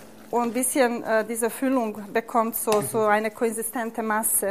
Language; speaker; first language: German; non-native, fluent; Serbian